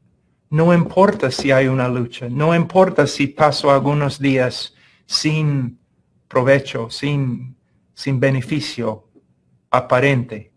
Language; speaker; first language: Spanish; non-native, fluent; English